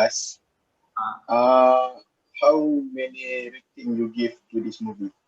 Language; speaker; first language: English; non-native, learner; Malay